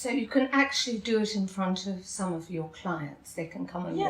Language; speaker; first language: English; native; English